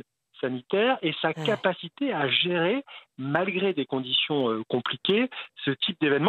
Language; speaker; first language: French; native; French